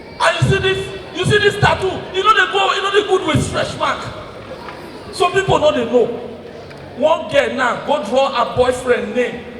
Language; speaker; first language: Nigerian Pidgin; native; Nigerian Pidgin